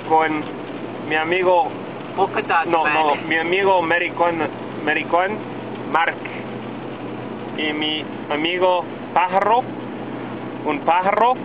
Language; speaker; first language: Spanish; non-native, learner; English